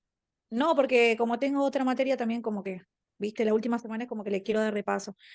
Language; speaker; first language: Spanish; native; Spanish